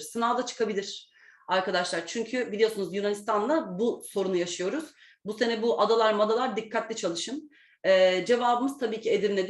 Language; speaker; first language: Turkish; native; Turkish